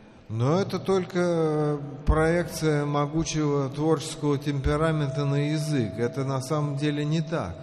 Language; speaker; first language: Russian; native; Russian